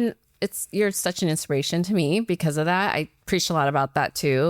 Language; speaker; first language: English; native; English